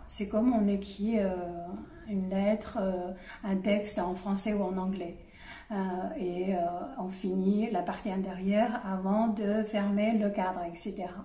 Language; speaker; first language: French; non-native, fluent; Chinese